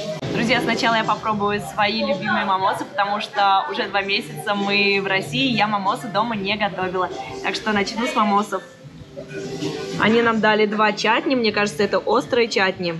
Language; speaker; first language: Russian; native; Russian